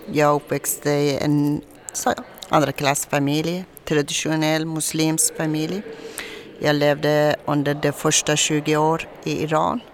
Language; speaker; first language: Swedish; non-native, fluent; Persian